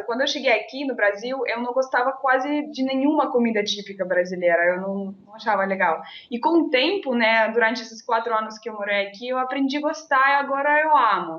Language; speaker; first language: Portuguese; non-native, fluent; Russian